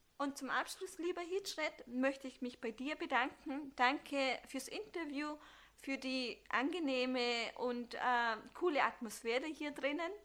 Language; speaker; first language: German; early bilingual, other home language; Turkish